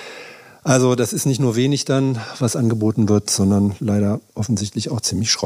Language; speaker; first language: German; native; German